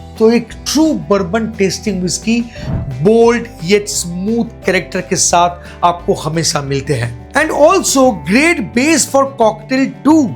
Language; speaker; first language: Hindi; non-native, local second language; Bangla